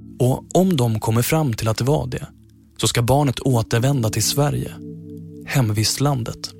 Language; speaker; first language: Swedish; native; Swedish